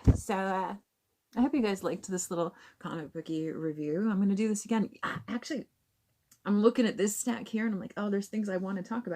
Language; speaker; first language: English; native; English